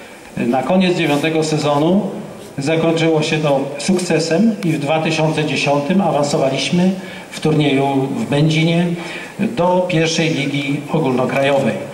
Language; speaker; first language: Polish; native; Polish